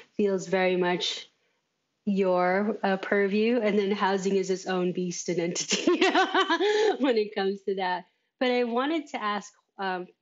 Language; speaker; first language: English; native; English